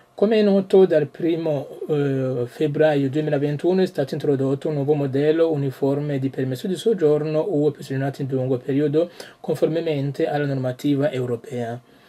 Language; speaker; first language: Italian; non-native, fluent; French